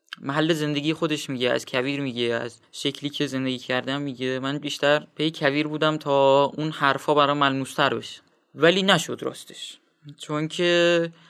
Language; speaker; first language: Persian; non-native, local second language; Azerbaijani